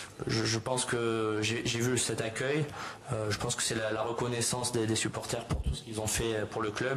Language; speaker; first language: French; native; French